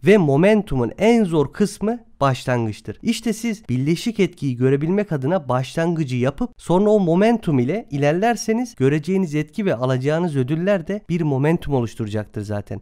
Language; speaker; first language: Turkish; native; Turkish